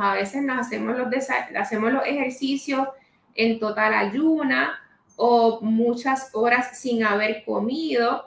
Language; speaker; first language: Spanish; native; Spanish